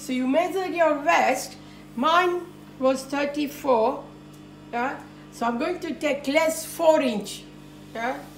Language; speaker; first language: English; non-native, fluent; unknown